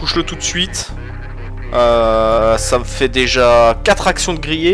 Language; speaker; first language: French; native; French